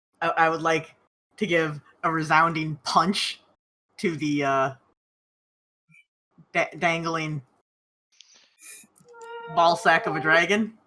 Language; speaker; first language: English; native; English